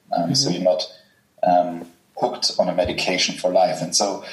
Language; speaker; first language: English; non-native, fluent; German